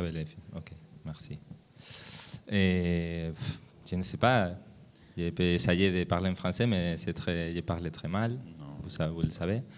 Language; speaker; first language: French; non-native, learner; Spanish